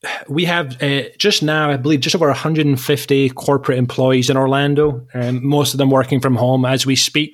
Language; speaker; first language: English; native; English